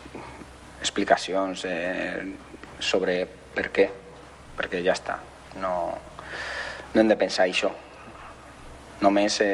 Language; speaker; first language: Catalan; non-native, fluent; Spanish